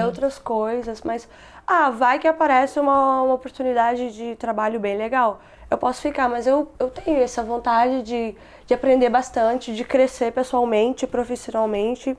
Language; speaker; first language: Portuguese; non-native, local second language; Kabuverdianu